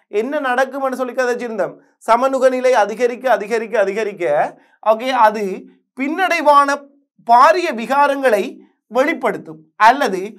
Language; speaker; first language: Tamil; native; Tamil